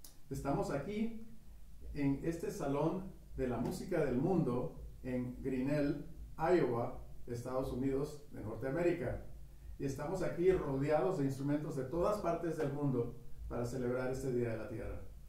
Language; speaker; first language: Spanish; native; Spanish